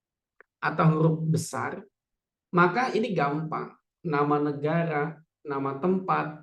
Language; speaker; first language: Indonesian; native; Indonesian